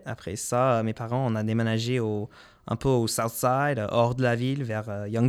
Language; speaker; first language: French; non-native, local second language; English